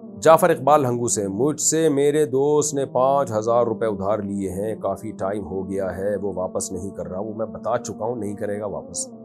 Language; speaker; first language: Urdu; native; Urdu